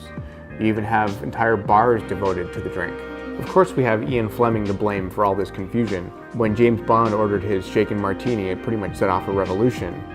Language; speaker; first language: English; native; English